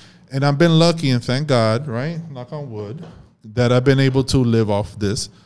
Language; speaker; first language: English; early bilingual, other home language; Spanish